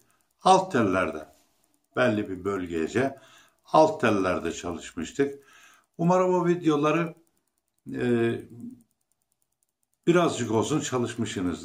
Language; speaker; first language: Turkish; native; Turkish